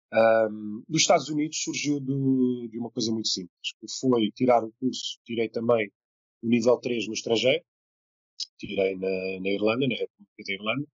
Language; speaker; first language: Portuguese; native; Portuguese